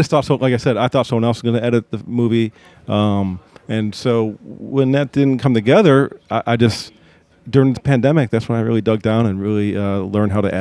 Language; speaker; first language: English; native; English